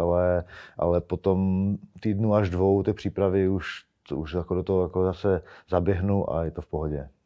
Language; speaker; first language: Czech; native; Czech